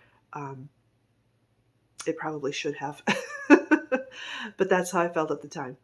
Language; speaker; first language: English; native; English